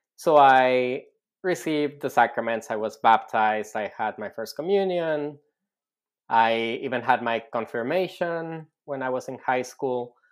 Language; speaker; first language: English; non-native, fluent; Spanish